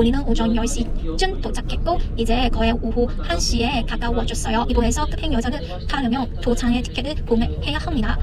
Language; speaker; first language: Korean; non-native, learner; Cantonese